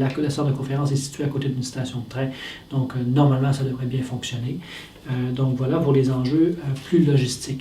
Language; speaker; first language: French; native; French